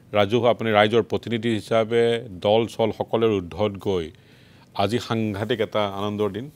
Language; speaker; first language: Assamese; native; Assamese